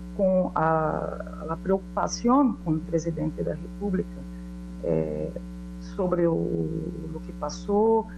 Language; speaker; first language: Spanish; non-native, learner; Portuguese